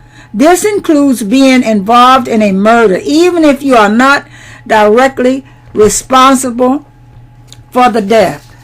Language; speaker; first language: English; native; English